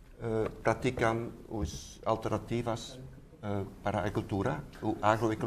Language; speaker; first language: Portuguese; non-native, fluent; Dutch